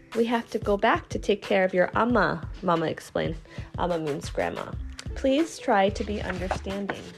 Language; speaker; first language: English; non-native, fluent; Chinese